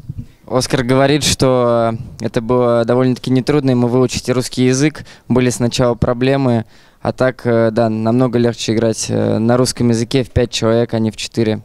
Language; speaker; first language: Russian; native; Russian